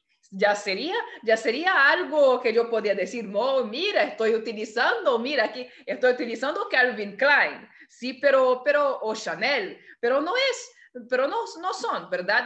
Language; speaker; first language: Spanish; non-native, fluent; Portuguese